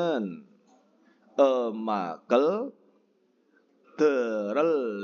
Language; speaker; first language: Korean; non-native, fluent; Indonesian